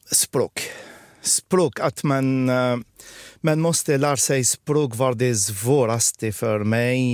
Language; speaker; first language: Swedish; non-native, fluent; Arabic